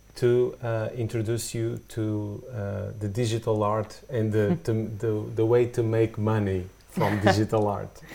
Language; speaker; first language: English; non-native, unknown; Portuguese